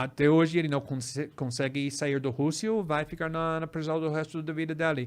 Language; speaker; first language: Portuguese; non-native, fluent; English